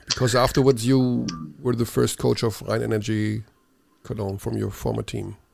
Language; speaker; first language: English; non-native, fluent; German